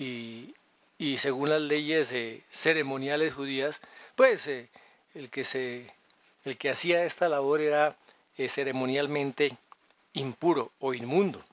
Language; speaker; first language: Spanish; native; Spanish